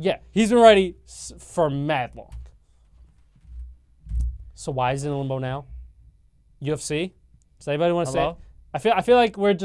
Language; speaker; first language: English; native; English